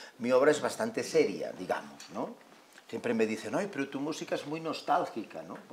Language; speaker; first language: Spanish; non-native, local second language; Catalan